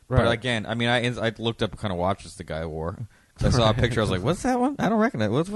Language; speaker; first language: English; native; English